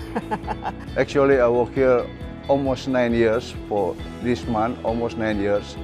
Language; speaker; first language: English; non-native, fluent; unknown